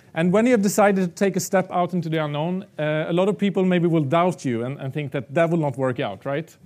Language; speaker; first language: English; non-native, fluent; Swedish